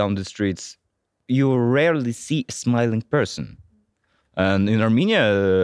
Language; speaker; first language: English; non-native, fluent; Russian